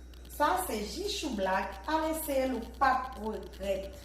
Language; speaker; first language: French; non-native, learner; Haitian Creole